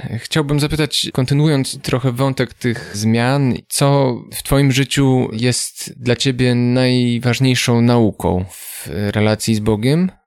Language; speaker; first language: Polish; native; Polish